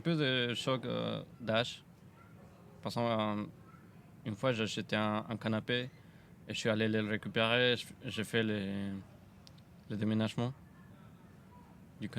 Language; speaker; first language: French; non-native, fluent; Spanish